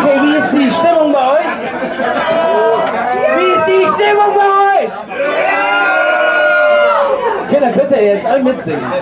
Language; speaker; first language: German; non-native, fluent; Spanish